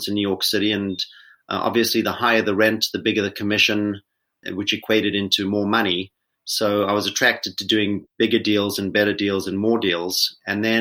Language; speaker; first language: English; native; English